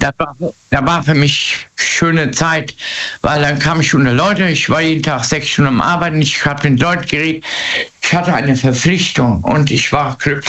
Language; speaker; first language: German; native; German